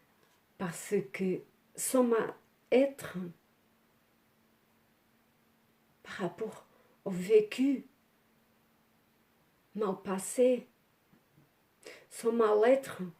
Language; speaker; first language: French; non-native, learner; Portuguese